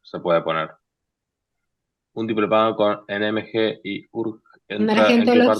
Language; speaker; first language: Spanish; native; Spanish